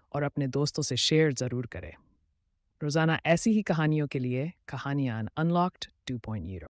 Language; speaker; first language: Hindi; native; Hindi